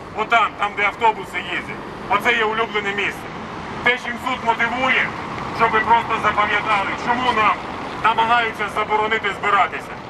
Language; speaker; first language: Ukrainian; native; Ukrainian